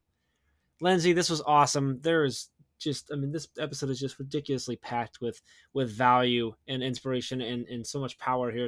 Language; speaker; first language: English; native; English